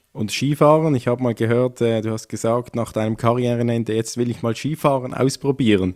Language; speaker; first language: German; native; German